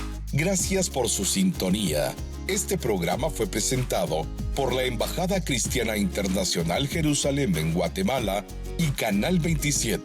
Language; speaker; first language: Spanish; native; Spanish